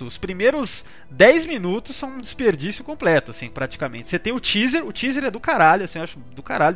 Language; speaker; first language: Portuguese; native; Portuguese